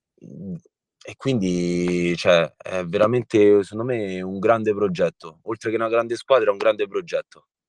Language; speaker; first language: Italian; native; Italian